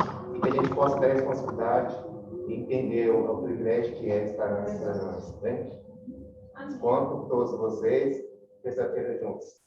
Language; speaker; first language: Portuguese; native; Portuguese